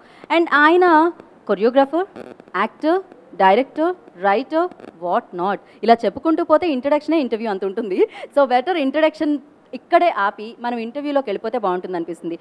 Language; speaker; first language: Telugu; native; Telugu